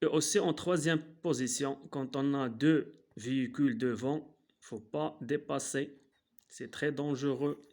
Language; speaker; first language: French; non-native, local second language; Arabic